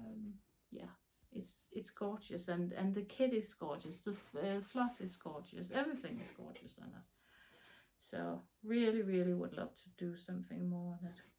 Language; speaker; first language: English; non-native, fluent; Danish